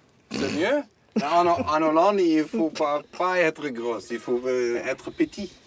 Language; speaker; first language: French; non-native, learner; Dutch